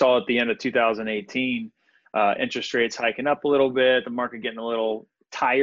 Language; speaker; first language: English; native; English